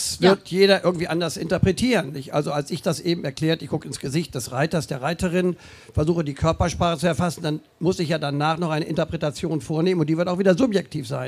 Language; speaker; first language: German; native; German